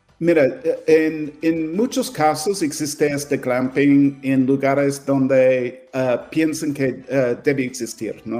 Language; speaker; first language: Spanish; non-native, fluent; English